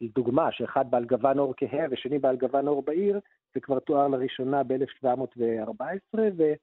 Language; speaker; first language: Hebrew; native; Hebrew